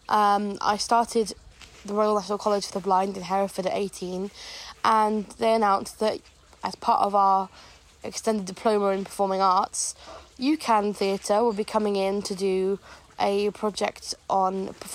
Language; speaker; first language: English; native; English